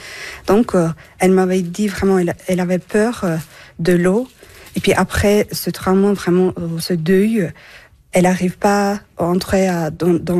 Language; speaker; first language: French; non-native, fluent; Turkish